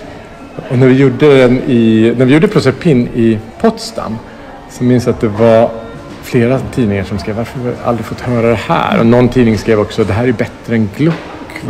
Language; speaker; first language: Swedish; native; Swedish